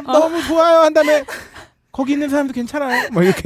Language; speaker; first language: Korean; native; Korean